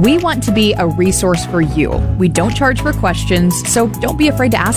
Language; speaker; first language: English; native; English